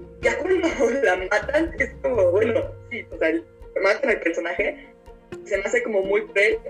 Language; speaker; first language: Spanish; native; Spanish